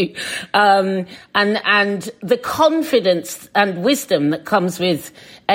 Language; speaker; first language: English; native; English